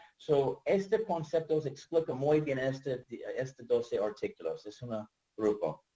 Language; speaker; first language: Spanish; non-native, learner; English